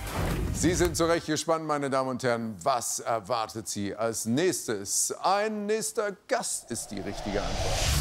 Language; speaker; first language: German; native; German